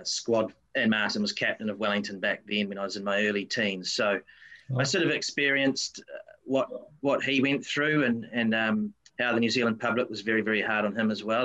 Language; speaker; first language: English; native; English